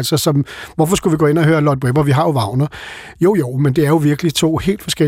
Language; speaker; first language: Danish; native; Danish